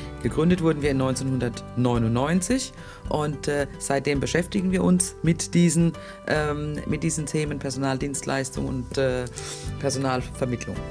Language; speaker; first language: German; native; German